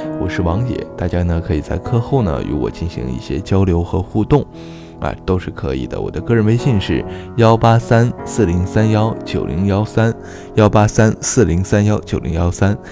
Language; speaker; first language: Chinese; native; Chinese